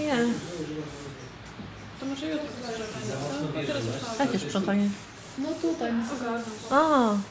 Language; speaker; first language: Polish; native; Polish